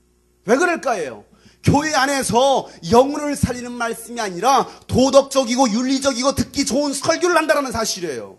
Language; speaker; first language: Korean; native; Korean